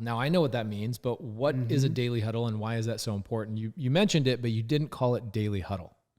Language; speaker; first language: English; native; English